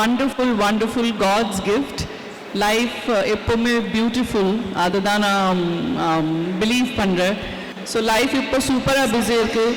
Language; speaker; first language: Tamil; non-native, fluent; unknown